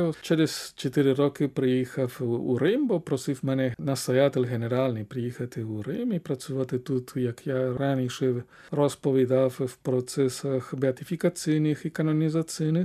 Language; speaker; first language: Ukrainian; non-native, fluent; Spanish